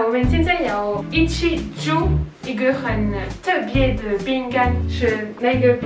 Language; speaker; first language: Chinese; non-native, learner; French